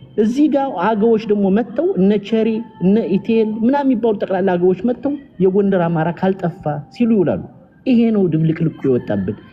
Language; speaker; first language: Amharic; native; Amharic